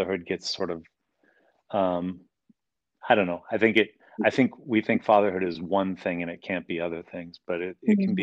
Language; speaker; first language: English; native; English